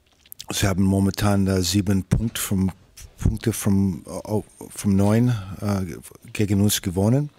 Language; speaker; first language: German; non-native, learner; English